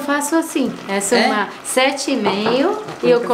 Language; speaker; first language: Portuguese; non-native, learner; Croatian